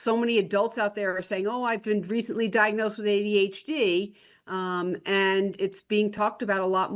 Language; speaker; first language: English; native; English